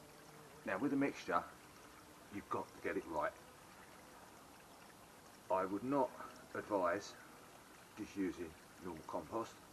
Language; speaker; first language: English; native; English